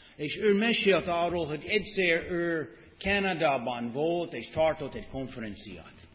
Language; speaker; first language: Hungarian; non-native, fluent; English